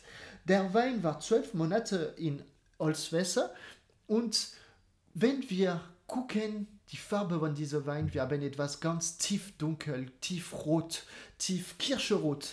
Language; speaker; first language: German; non-native, fluent; French